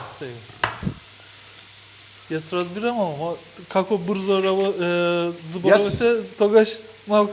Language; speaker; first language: Macedonian; non-native, learner; Turkish